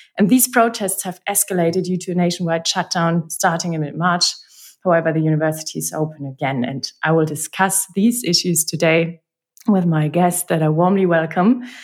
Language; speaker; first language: English; non-native, fluent; German